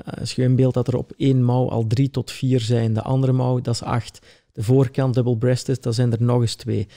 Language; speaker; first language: Dutch; early bilingual, other home language; Italian